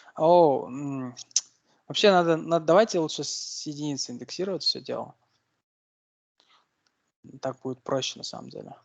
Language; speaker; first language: Russian; native; Russian